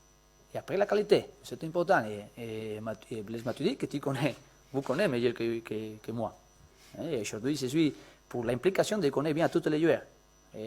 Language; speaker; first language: French; non-native, learner; Spanish